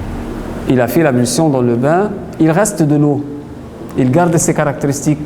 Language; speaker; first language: French; non-native, fluent; Arabic